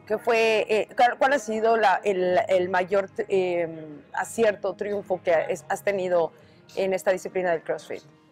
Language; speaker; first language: Spanish; native; Spanish